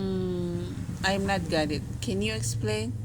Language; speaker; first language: English; non-native, learner; Indonesian